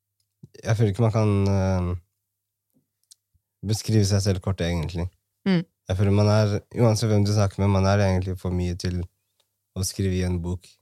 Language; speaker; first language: Norwegian; early bilingual, other home language; Somali